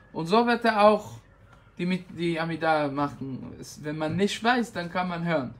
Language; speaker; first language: German; non-native, fluent; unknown